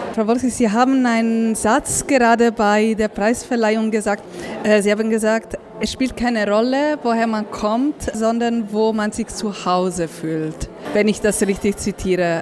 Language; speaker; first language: German; native; German